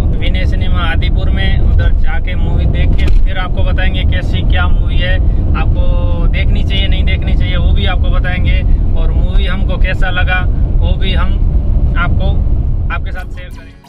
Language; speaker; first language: Hindi; non-native, local second language; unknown